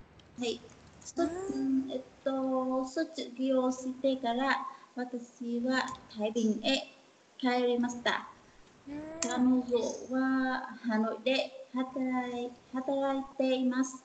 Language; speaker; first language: Japanese; non-native, learner; Vietnamese